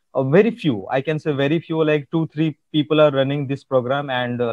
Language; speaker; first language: English; non-native, local second language; Odia